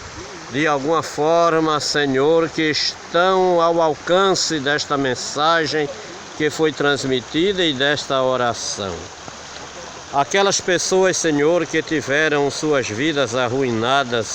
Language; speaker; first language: Portuguese; native; Portuguese